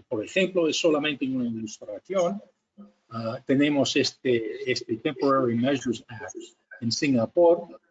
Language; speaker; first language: Spanish; non-native, fluent; English